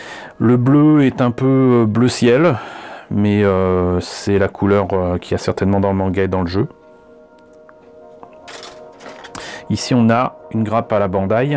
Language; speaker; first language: French; native; French